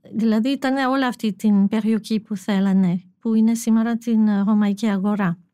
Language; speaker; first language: Greek; non-native, fluent; French